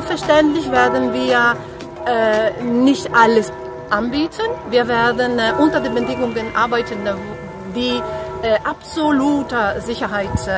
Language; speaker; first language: German; non-native, fluent; Italian